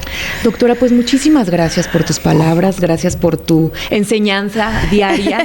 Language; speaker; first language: Spanish; native; Spanish